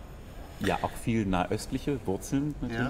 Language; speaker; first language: German; native; German